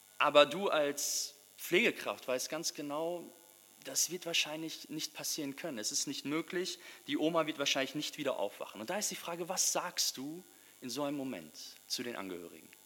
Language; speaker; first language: German; early bilingual, other home language; Russian